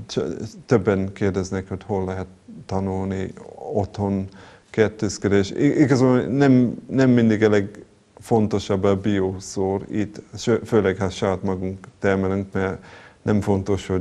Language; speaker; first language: Hungarian; non-native, fluent; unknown